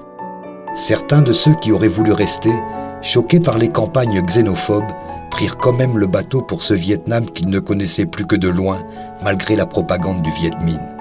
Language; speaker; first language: French; native; French